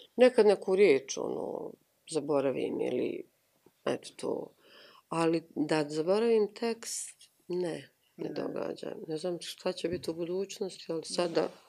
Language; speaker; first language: Croatian; native; Croatian